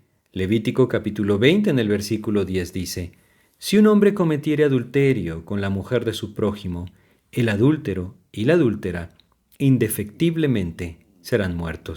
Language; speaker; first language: Spanish; native; Spanish